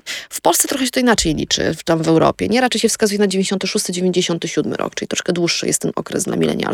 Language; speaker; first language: Polish; native; Polish